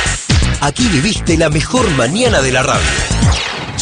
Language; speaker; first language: Spanish; native; Spanish